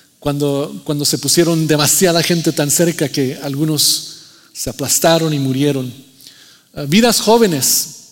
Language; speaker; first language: Spanish; early bilingual, heritage; Spanish